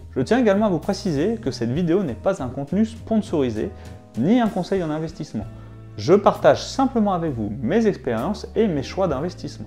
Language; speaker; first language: French; native; French